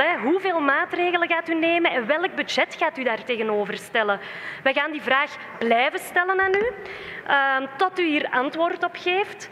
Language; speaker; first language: Dutch; native; Dutch